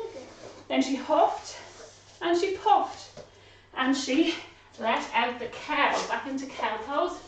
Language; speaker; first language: English; native; English